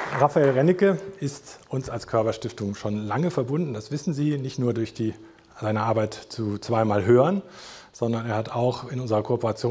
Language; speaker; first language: German; native; German